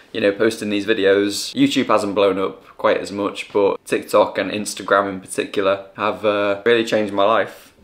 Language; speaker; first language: English; native; English